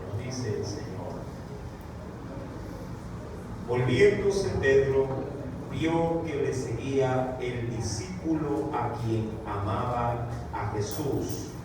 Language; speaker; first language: Spanish; native; Spanish